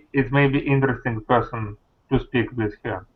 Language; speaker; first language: English; non-native, learner; Russian